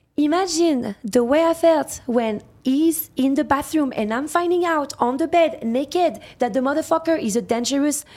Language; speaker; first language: English; non-native, fluent; French